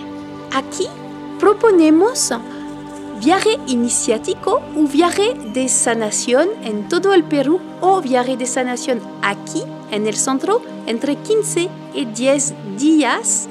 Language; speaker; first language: Spanish; non-native, learner; French